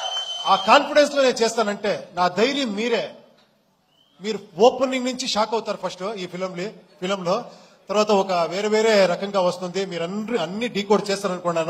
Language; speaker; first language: Telugu; non-native, local second language; Kannada